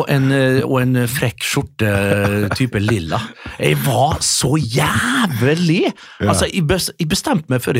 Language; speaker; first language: Norwegian; native; Norwegian